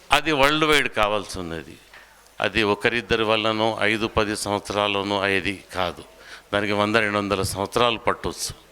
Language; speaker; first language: Telugu; non-native, local second language; Urdu